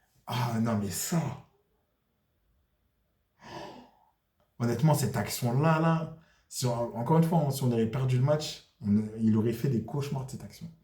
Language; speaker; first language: French; native; French